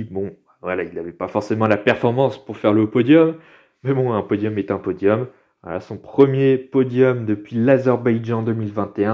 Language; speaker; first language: French; native; French